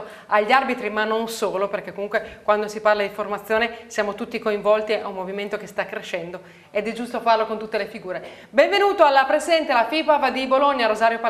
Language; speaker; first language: Italian; native; Italian